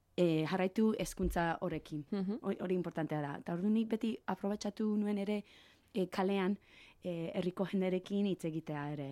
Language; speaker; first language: Basque; non-native, learner; English